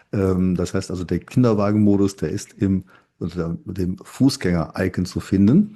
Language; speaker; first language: German; native; German